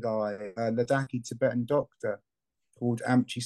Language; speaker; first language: English; native; English